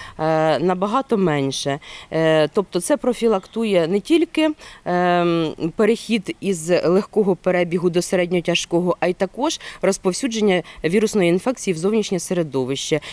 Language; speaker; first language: Ukrainian; native; Ukrainian